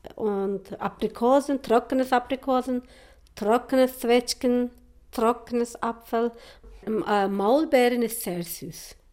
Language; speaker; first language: German; non-native, learner; Turkish